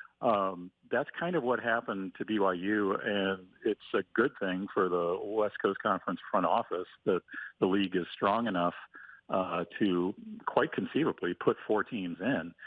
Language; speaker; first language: English; native; English